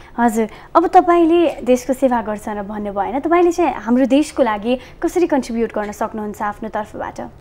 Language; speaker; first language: Nepali; native; Nepali